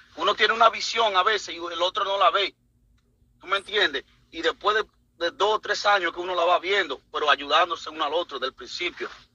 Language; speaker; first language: Spanish; early bilingual, heritage; Spanish